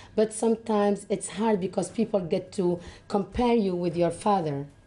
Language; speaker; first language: English; non-native, fluent; Arabic